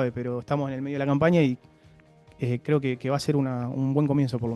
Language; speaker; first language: Spanish; native; Spanish